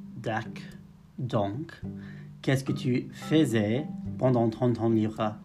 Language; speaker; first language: French; non-native, fluent; English